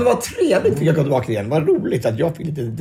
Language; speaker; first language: Swedish; native; Swedish